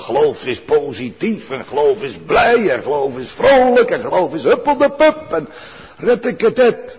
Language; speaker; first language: Dutch; native; Dutch